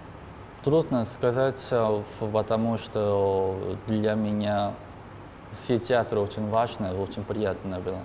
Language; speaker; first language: Russian; non-native, learner; Korean